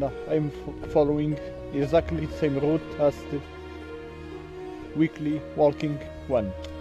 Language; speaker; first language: English; non-native, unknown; Portuguese